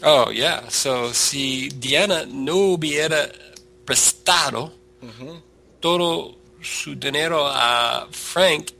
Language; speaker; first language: Spanish; non-native, learner; English